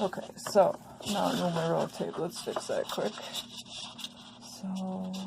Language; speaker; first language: English; native; English